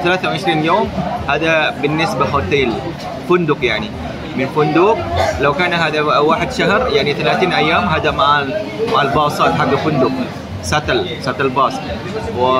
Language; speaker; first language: Arabic; non-native, fluent; Indonesian